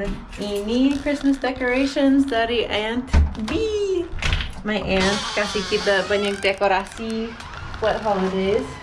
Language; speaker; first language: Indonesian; non-native, learner; English